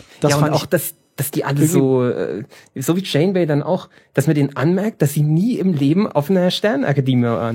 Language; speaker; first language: German; native; German